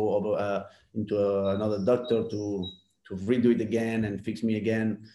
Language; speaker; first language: English; non-native, fluent; Spanish